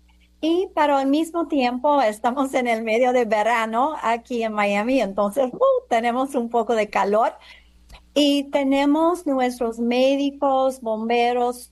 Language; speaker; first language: Spanish; non-native, fluent; English